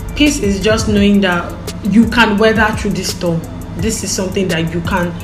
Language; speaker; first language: English; non-native, local second language; Igbo